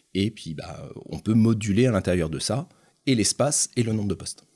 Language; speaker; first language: French; native; French